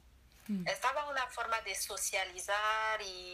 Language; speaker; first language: Spanish; non-native, learner; French